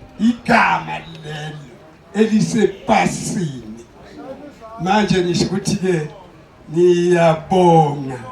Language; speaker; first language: Zulu; non-native, local second language; South Ndebele